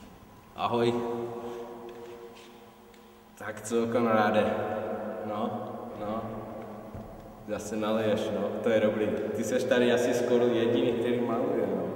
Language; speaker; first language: Czech; non-native, fluent; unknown